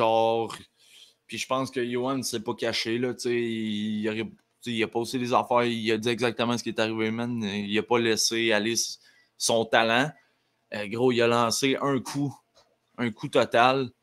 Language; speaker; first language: French; native; French